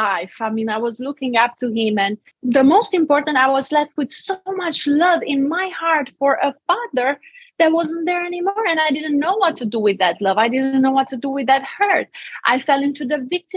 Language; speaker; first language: English; non-native, fluent; Romanian